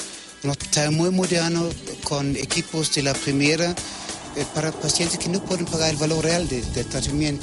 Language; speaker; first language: Spanish; non-native, fluent; German